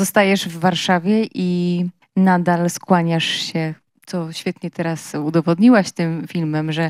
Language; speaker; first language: Polish; native; Polish